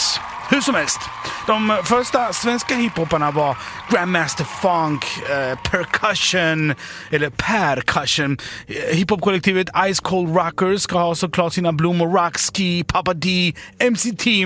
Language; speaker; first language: Swedish; native; Swedish